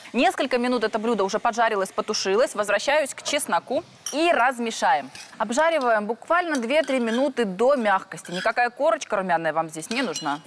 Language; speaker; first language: Russian; native; Russian